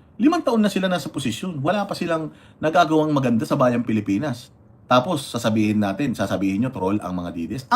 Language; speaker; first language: Filipino; non-native, local second language; Iloko